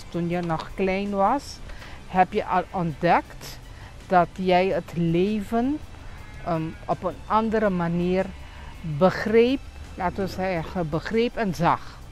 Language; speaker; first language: Dutch; non-native, local second language; Papiamento